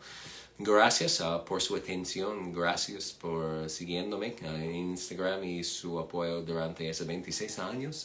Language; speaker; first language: Spanish; non-native, fluent; English